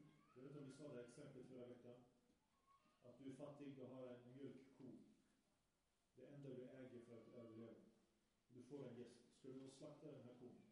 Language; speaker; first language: Swedish; early bilingual, other home language; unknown